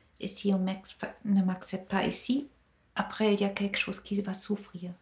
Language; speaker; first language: French; non-native, fluent; German